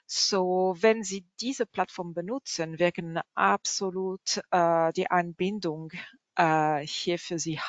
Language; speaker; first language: German; non-native, learner; French